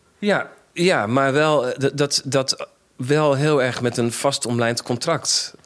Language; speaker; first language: Dutch; native; Dutch